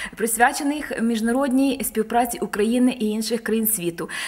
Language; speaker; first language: Ukrainian; native; Ukrainian